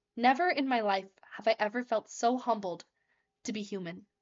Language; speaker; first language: English; native; English